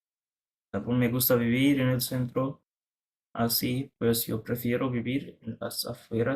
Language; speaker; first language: Spanish; non-native, fluent; Bangla